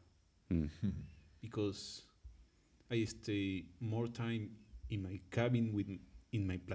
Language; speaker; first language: English; non-native, learner; Spanish